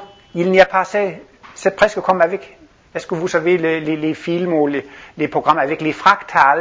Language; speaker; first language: French; non-native, fluent; Danish